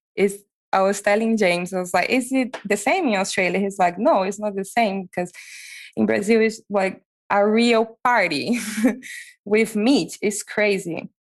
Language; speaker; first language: English; non-native, fluent; Portuguese